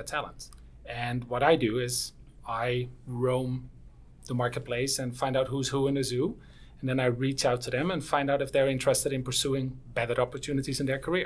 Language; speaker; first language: English; non-native, fluent; Dutch